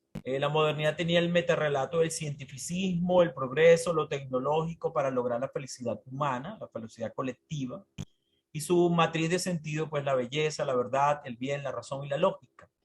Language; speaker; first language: Spanish; native; Spanish